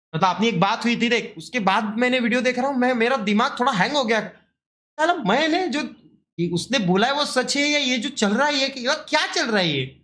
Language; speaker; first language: Hindi; non-native, local second language; Marathi